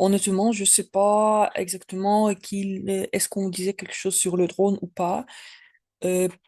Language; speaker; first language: French; non-native, learner; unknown